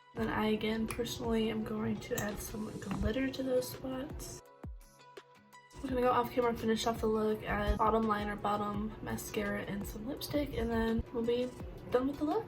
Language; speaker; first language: English; native; English